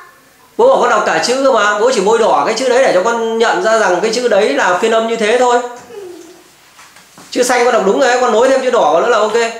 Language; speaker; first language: Vietnamese; native; Vietnamese